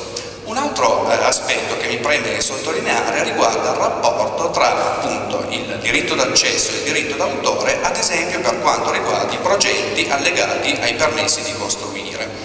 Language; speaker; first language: Italian; native; Italian